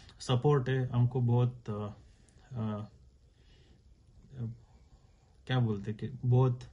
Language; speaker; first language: Hindi; non-native, local second language; Kannada